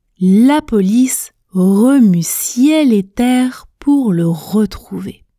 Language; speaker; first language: French; native; French